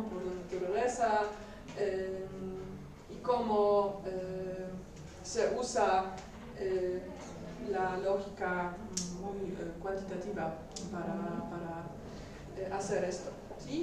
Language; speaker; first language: Spanish; non-native, learner; Polish